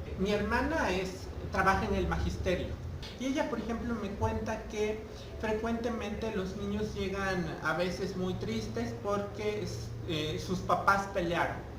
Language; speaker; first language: Spanish; non-native, local second language; Nahuatl languages